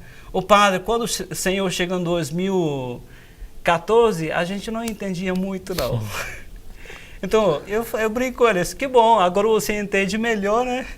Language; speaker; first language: Portuguese; non-native, fluent; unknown